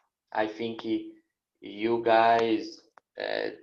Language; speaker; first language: English; non-native, learner; Portuguese